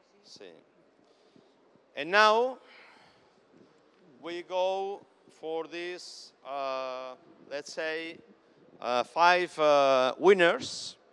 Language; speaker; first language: English; non-native, fluent; Catalan